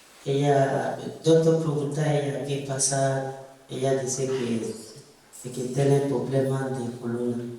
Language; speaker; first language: Spanish; non-native, learner; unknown